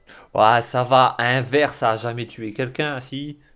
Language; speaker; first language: French; native; French